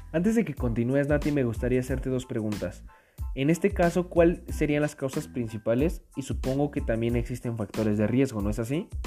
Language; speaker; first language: Spanish; native; Spanish